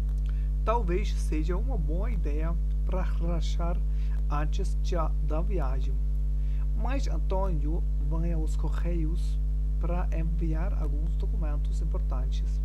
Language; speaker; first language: Portuguese; non-native, learner; German